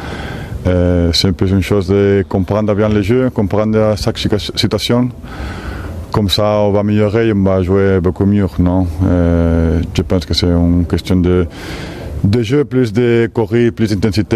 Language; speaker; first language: French; non-native, fluent; Spanish